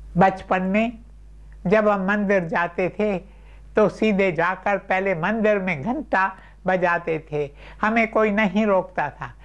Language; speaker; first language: Urdu; non-native, local second language; Sindhi